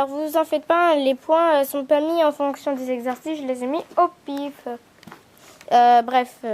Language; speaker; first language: French; native; French